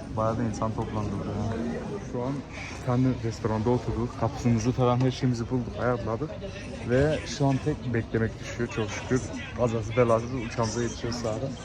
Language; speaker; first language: Turkish; early bilingual, heritage; Turkish